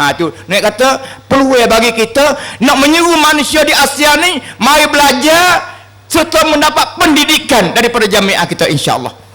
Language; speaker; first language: Malay; native; Malay